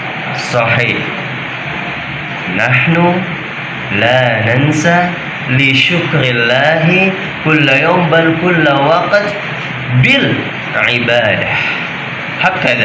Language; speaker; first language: Arabic; non-native, fluent; Indonesian